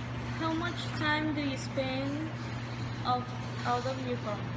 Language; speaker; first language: English; non-native, learner; Spanish